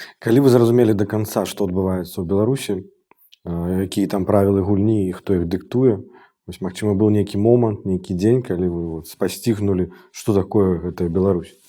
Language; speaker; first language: Belarusian; non-native, local second language; Russian